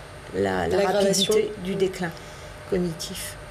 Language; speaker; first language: French; native; French